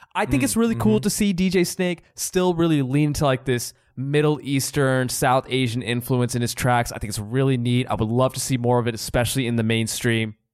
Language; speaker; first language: English; early bilingual, other home language; Hindi